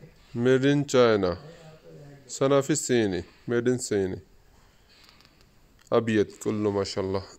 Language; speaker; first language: Arabic; non-native, learner; Urdu